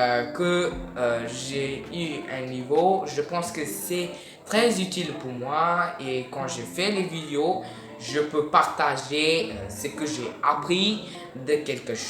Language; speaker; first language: French; non-native, learner; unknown